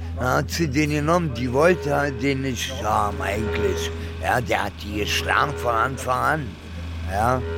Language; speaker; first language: German; early bilingual, other home language; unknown